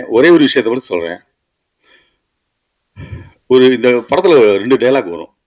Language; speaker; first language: Tamil; native; Tamil